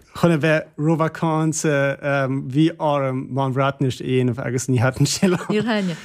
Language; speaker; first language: Irish; non-native, fluent; German